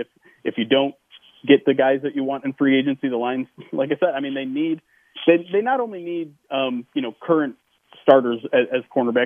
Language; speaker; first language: English; native; English